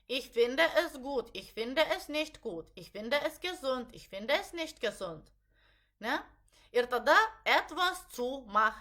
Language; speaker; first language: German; non-native, fluent; Lithuanian